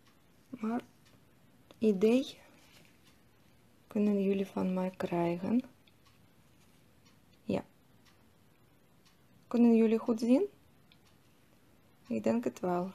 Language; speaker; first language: Dutch; non-native, fluent; Russian